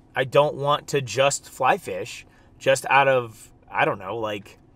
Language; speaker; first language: English; native; English